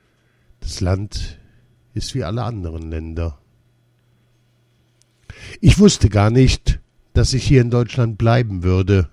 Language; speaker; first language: German; early bilingual, other home language; Lithuanian